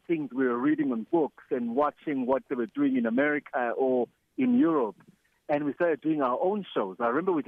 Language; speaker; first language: English; non-native, local second language; Xhosa